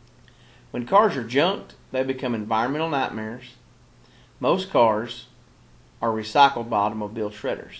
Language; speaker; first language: English; native; English